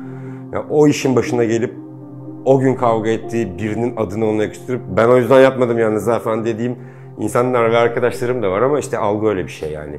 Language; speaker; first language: Turkish; native; Turkish